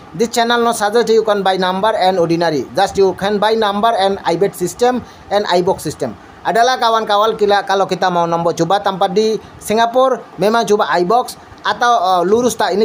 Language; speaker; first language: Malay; non-native, learner; Bangla